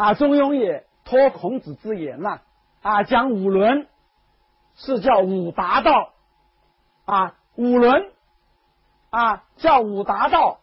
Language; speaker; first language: Chinese; native; Chinese